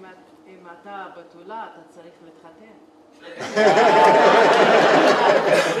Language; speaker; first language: Hebrew; non-native, local second language; Arabic